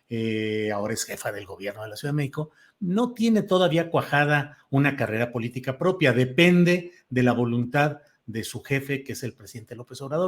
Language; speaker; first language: Spanish; native; Spanish